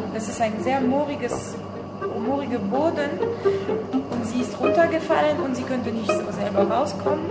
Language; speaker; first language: German; non-native, fluent; French